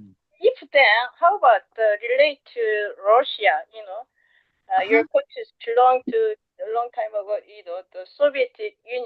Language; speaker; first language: English; non-native, learner; Korean